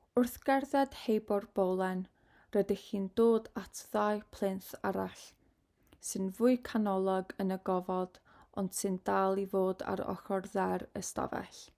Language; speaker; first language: Welsh; non-native, local second language; English